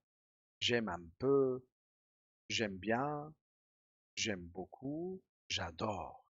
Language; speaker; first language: French; non-native, fluent; Spanish